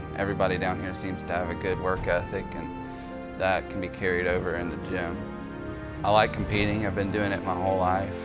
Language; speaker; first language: English; native; English